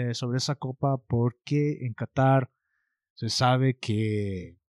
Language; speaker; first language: Spanish; early bilingual, heritage; Spanish